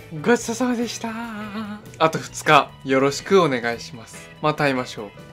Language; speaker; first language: Japanese; native; Japanese